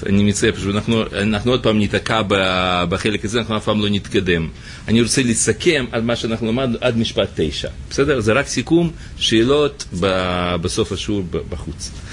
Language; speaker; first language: Hebrew; native; Hebrew